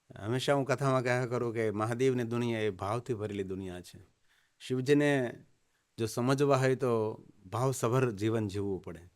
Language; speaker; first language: Gujarati; native; Gujarati